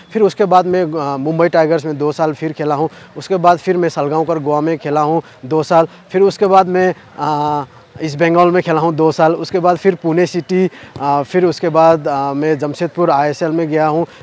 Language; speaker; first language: Hindi; non-native, local second language; Nepali